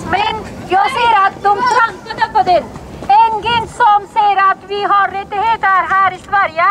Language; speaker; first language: Swedish; non-native, learner; Persian